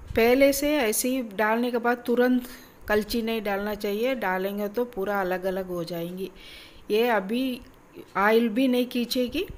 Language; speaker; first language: Hindi; non-native, local second language; Tamil